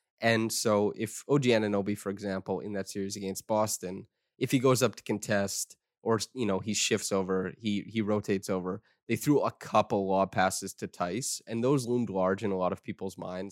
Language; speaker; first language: English; native; English